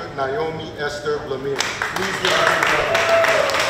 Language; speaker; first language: English; native; English